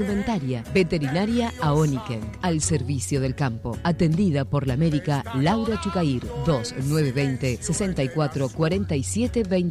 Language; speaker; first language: Spanish; native; Spanish